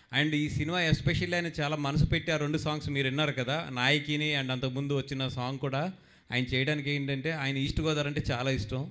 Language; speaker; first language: Telugu; native; Telugu